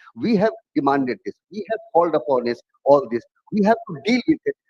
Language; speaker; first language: English; non-native, local second language; Bhojpuri